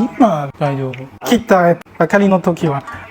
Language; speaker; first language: Japanese; non-native, learner; Chinese